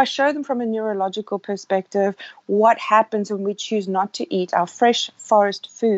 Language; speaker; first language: English; native; English